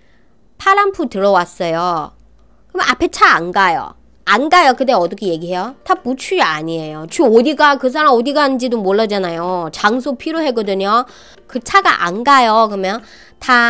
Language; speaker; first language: Korean; non-native, fluent; Chinese